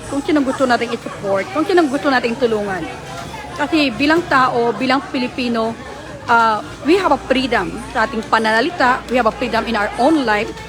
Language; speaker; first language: Filipino; non-native, local second language; Hiligaynon